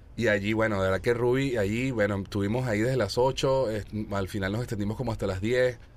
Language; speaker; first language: Spanish; native; Spanish